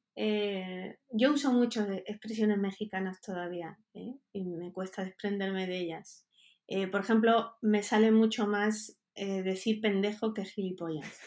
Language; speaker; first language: Spanish; native; Spanish